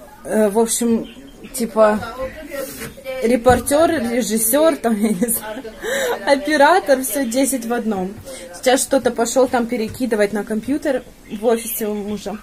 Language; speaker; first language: Russian; native; Russian